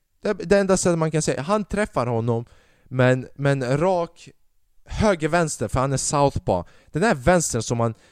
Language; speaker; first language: Swedish; early bilingual, other home language; Albanian